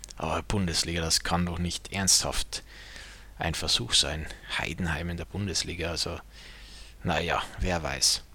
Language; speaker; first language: German; native; German